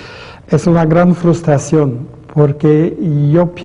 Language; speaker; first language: Spanish; non-native, fluent; French